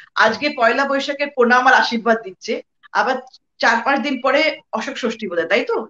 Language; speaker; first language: Bangla; early bilingual, heritage; Bangla